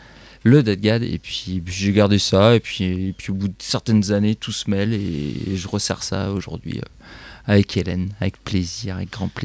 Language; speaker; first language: French; native; French